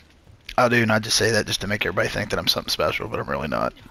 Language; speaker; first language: English; native; English